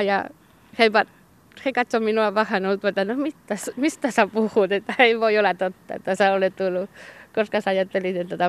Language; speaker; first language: Finnish; non-native, learner; Basque